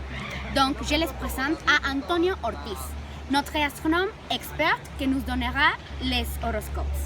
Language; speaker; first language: French; non-native, learner; Spanish